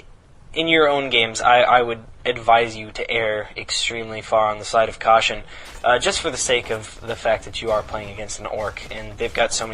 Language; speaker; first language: English; native; English